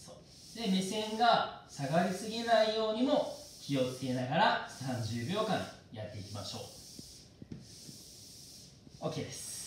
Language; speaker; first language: Japanese; native; Japanese